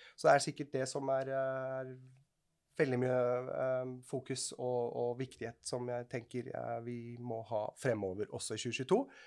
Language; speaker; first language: Norwegian; non-native, fluent; Swiss German